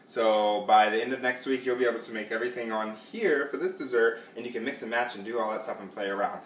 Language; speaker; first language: English; native; English